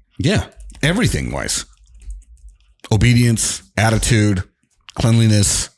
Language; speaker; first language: English; native; English